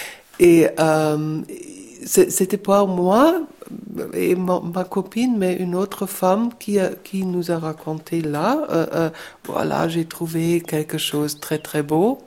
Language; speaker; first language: French; non-native, fluent; German